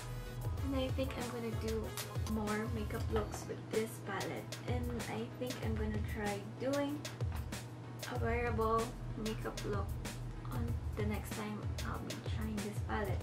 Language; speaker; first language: English; non-native, local second language; Filipino